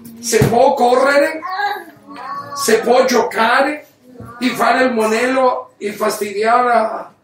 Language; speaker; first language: Italian; non-native, learner; Spanish